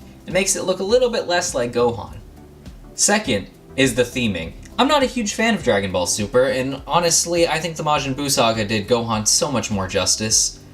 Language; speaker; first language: English; native; English